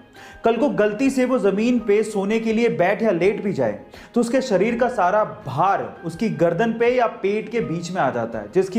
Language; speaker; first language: Hindi; native; Hindi